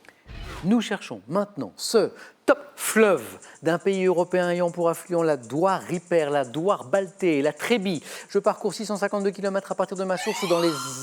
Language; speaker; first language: French; native; French